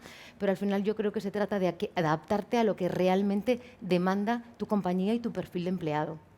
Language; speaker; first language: Spanish; native; Spanish